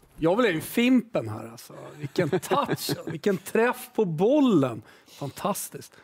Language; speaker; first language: Swedish; native; Swedish